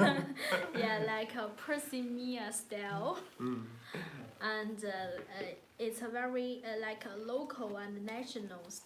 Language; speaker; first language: English; non-native, learner; Chinese